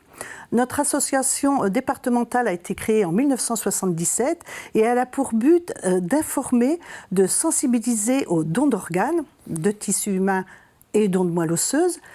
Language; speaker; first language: French; native; French